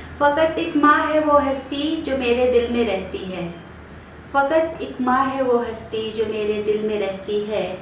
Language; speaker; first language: Hindi; native; Hindi